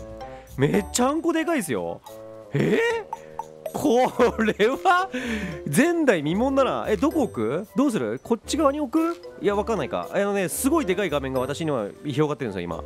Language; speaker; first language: Japanese; native; Japanese